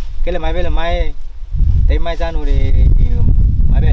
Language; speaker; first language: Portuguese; non-native, learner; Vietnamese